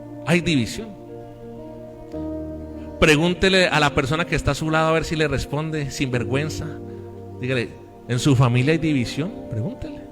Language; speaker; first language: Spanish; native; Spanish